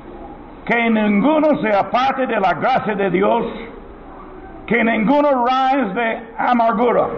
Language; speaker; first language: Spanish; non-native, learner; English